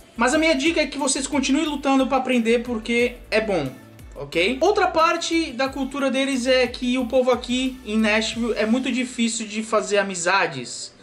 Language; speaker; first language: Portuguese; native; Portuguese